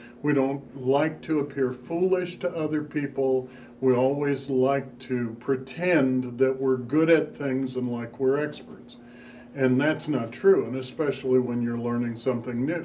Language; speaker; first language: English; native; English